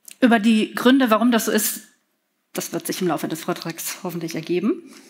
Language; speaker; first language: German; early bilingual, other home language; Polish